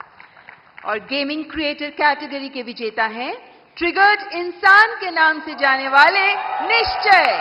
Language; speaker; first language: Hindi; native; Hindi